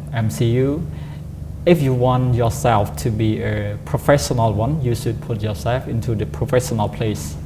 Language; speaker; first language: English; non-native, fluent; Khmer